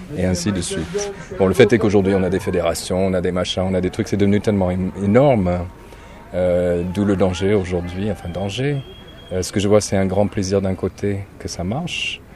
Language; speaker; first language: French; non-native, fluent; English